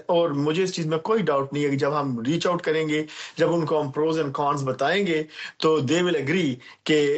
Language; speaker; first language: Urdu; native; Urdu